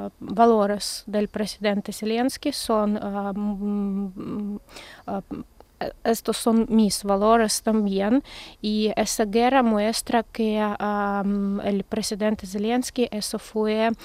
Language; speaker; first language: Spanish; non-native, learner; Ukrainian